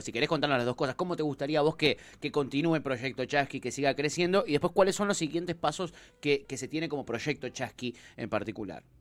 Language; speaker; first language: Spanish; native; Spanish